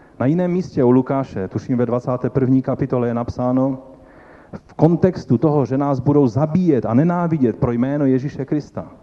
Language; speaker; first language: Czech; non-native, local second language; Polish